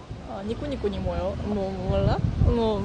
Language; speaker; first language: Korean; non-native, learner; Japanese